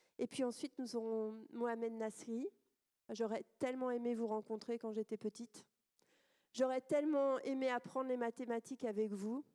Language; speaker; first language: French; native; French